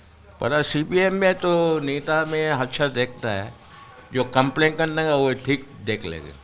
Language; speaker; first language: Hindi; non-native, local second language; Chinese